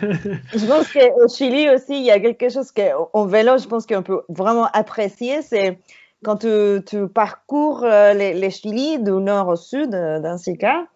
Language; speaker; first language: French; non-native, fluent; Spanish